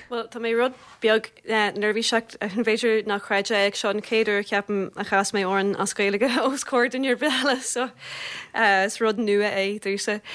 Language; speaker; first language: Irish; non-native, local second language; English